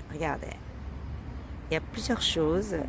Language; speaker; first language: French; non-native, fluent; Korean